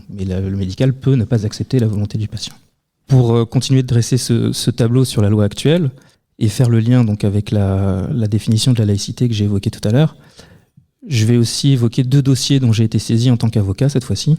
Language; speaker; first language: French; native; French